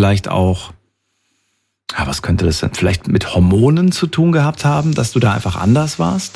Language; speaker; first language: German; native; German